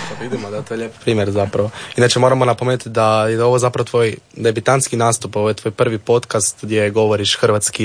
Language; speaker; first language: Serbian; native; Serbian